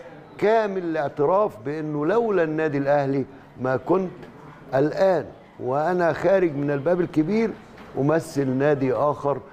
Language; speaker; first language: Arabic; native; Arabic